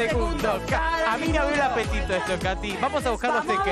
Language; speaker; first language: Spanish; native; Spanish